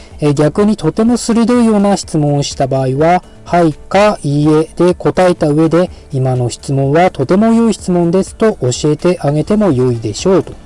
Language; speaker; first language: Japanese; native; Japanese